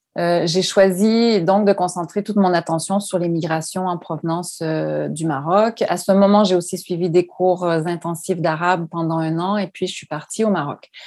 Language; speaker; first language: French; native; French